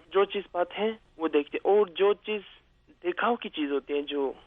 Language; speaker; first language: Hindi; early bilingual, other home language; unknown